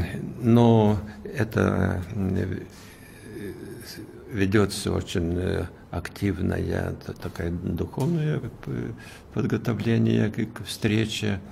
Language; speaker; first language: Russian; non-native, fluent; Lithuanian